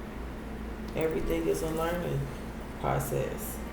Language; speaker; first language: English; native; English